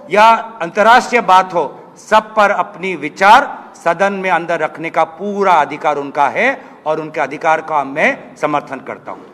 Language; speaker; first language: Hindi; non-native, local second language; Assamese